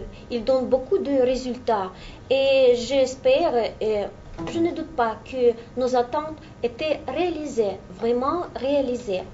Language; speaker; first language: French; non-native, fluent; Russian